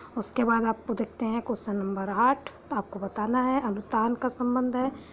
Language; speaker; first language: Hindi; native; Hindi